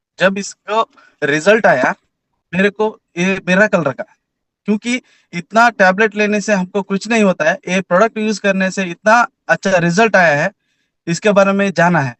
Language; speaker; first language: Hindi; non-native, local second language; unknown